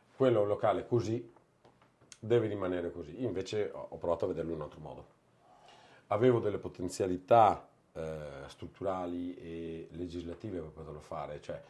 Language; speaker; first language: Italian; native; Italian